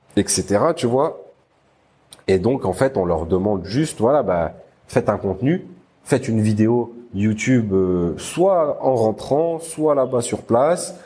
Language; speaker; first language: French; native; French